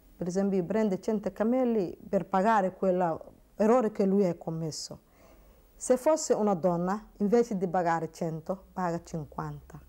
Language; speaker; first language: Italian; non-native, learner; Somali